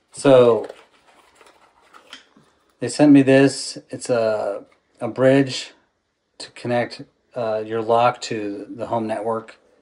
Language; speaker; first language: English; native; English